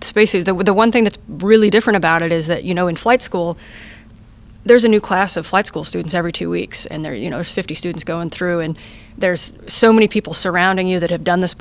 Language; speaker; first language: English; native; English